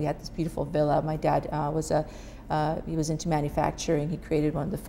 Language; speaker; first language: English; non-native, fluent; Persian